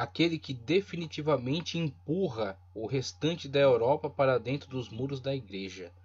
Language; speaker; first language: Portuguese; native; Portuguese